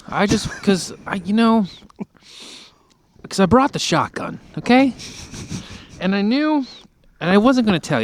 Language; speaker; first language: English; native; English